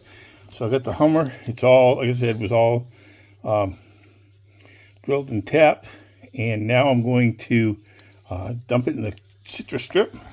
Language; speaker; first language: English; native; English